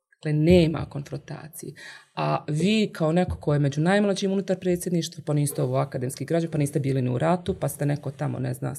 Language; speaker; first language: Bosnian; native; Bosnian